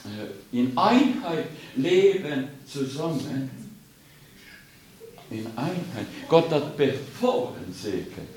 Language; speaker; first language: German; non-native, fluent; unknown